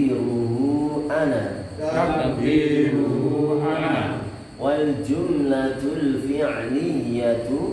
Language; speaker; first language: Arabic; non-native, fluent; Indonesian